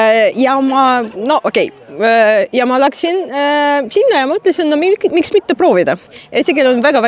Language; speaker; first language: Estonian; non-native, fluent; Russian